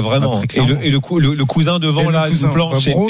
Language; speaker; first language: French; native; French